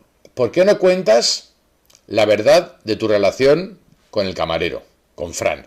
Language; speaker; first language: Spanish; native; Spanish